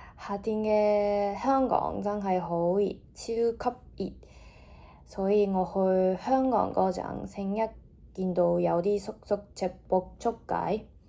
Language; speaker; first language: Cantonese; non-native, fluent; Japanese